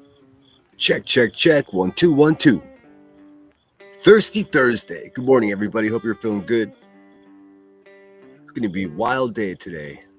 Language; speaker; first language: English; native; English